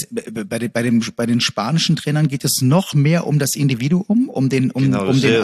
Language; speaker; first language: German; native; German